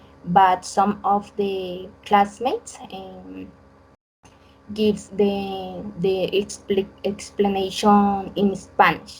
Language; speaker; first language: English; non-native, learner; Spanish